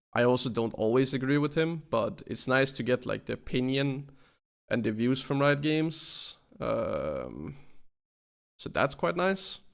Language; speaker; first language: English; non-native, fluent; Danish